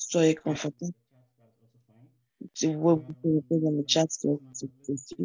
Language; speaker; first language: French; non-native, learner; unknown